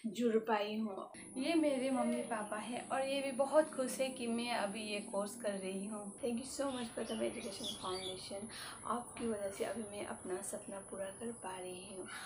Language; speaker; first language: Hindi; non-native, local second language; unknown